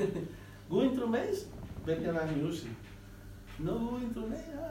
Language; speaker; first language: English; non-native, learner; Spanish